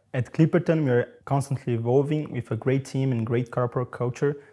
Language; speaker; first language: English; non-native, fluent; Portuguese